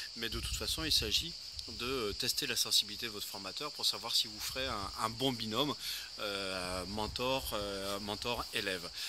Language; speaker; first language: French; native; French